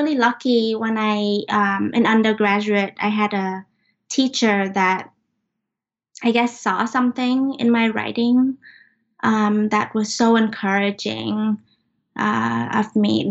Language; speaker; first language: English; non-native, fluent; Vietnamese